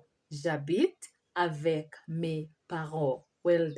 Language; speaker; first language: French; non-native, fluent; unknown